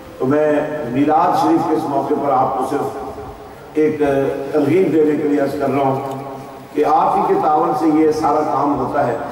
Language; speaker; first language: Urdu; non-native, local second language; Punjabi